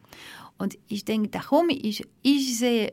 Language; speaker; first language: German; non-native, fluent; French